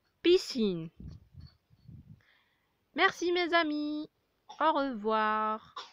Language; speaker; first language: French; non-native, local second language; Arabic